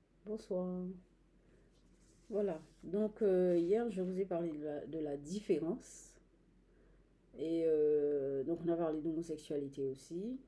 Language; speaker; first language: French; native; French